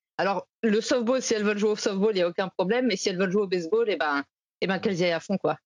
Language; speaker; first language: French; native; French